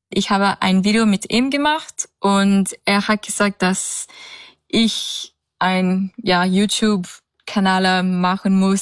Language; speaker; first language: German; non-native, learner; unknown